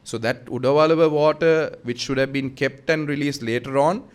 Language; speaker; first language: English; non-native, local second language; Sinhala